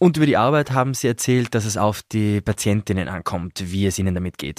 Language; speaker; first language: German; native; German